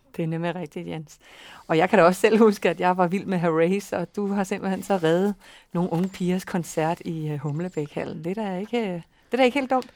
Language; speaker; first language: Danish; native; Danish